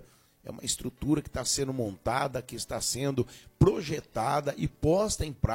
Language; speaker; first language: Portuguese; native; Portuguese